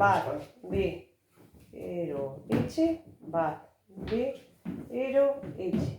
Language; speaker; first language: Basque; non-native, local second language; Spanish